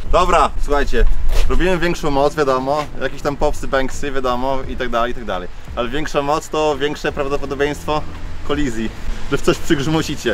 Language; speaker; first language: Polish; native; Polish